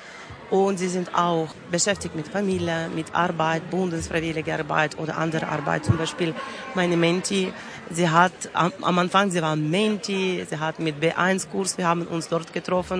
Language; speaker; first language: German; non-native, learner; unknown